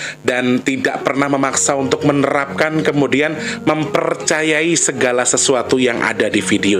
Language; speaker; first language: Indonesian; non-native, local second language; Javanese